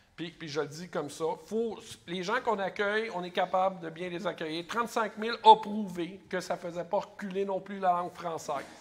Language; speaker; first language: French; native; French